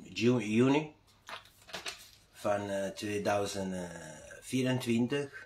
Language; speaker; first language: Dutch; non-native, learner; Italian